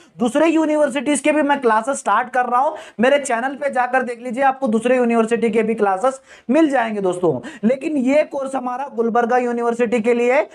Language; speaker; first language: Hindi; native; Hindi